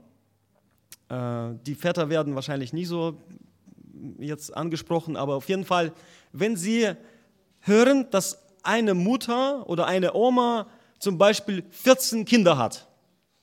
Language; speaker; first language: German; non-native, fluent; Russian